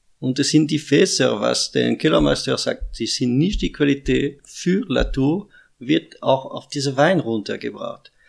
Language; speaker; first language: German; non-native, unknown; French